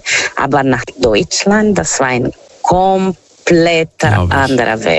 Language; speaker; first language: German; non-native, fluent; Portuguese